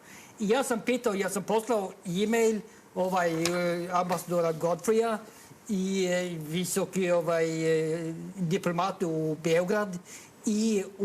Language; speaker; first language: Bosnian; non-native, learner; Norwegian